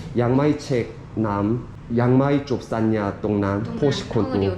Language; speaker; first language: Thai; non-native, learner; Korean